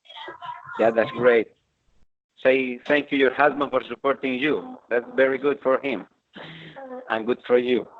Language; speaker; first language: English; non-native, fluent; Spanish